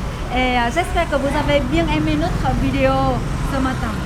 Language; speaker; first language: French; non-native, fluent; Vietnamese